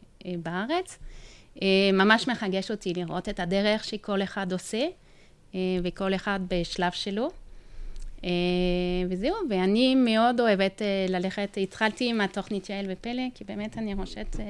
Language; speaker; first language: Hebrew; non-native, fluent; French